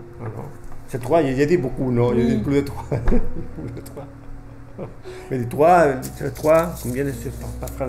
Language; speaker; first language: French; non-native, fluent; Spanish